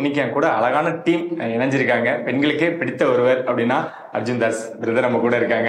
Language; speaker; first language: Tamil; native; Tamil